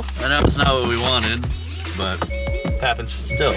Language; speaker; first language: English; native; English